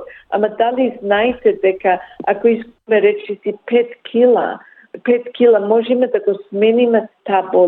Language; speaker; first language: Macedonian; early bilingual, heritage; Macedonian